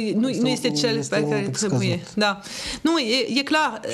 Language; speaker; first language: Romanian; non-native, fluent; French